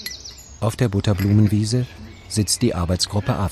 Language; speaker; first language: German; native; German